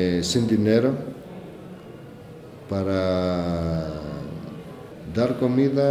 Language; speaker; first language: Spanish; non-native, learner; Greek